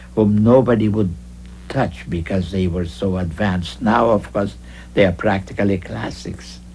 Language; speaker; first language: English; non-native, fluent; Russian